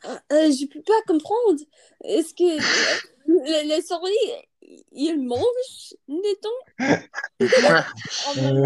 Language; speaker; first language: French; non-native, learner; English